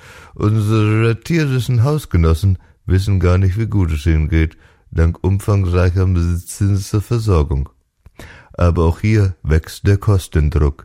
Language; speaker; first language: German; native; German